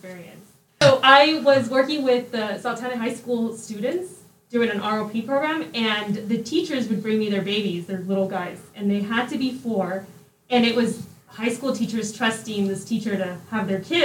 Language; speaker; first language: English; early bilingual, other home language; Spanish